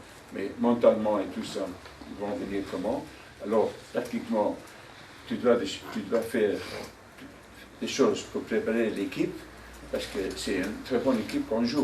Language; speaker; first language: French; non-native, fluent; Dutch